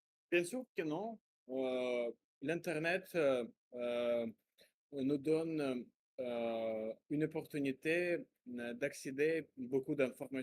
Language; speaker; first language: French; non-native, learner; Russian